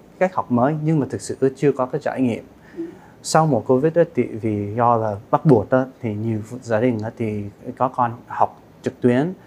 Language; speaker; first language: Vietnamese; early bilingual, heritage; Vietnamese